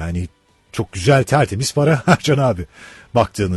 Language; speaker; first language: Turkish; native; Turkish